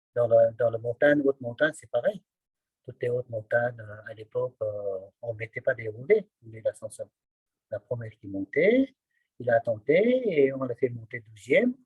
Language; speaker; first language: French; non-native, fluent; Nepali